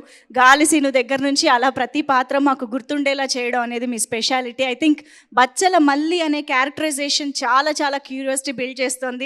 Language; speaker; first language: Telugu; native; Telugu